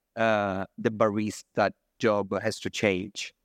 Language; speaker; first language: English; non-native, fluent; Italian